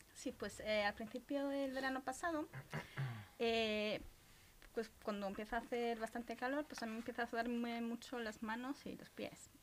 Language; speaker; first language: Spanish; early bilingual, other home language; Romanian